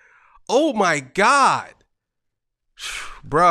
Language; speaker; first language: English; native; English